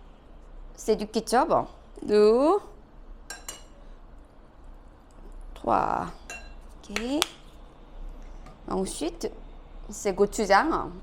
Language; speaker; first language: French; non-native, fluent; Korean